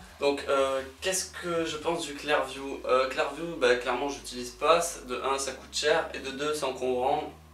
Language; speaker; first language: French; native; French